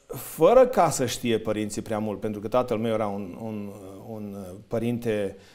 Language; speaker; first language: Romanian; native; Romanian